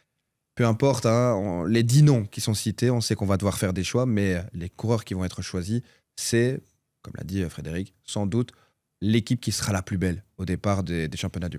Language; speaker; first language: French; native; French